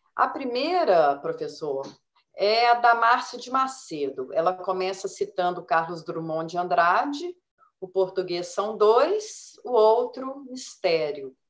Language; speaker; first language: Portuguese; native; Portuguese